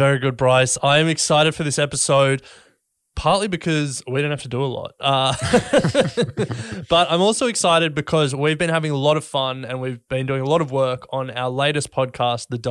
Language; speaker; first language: English; native; English